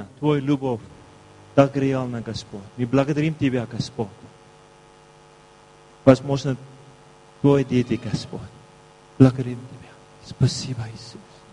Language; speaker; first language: Russian; non-native, learner; English